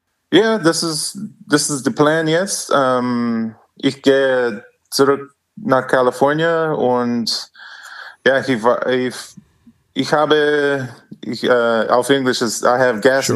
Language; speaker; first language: German; non-native, learner; English